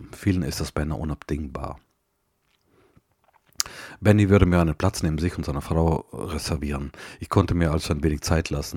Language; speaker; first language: German; native; German